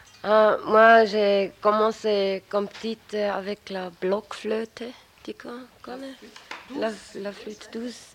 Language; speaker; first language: French; non-native, local second language; German